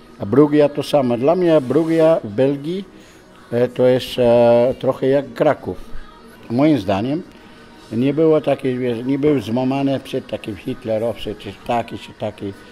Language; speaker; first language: Polish; non-native, learner; Dutch